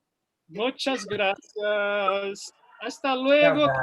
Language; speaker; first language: Spanish; non-native, fluent; Portuguese